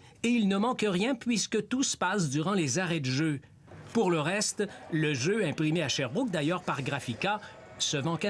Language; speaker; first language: French; native; French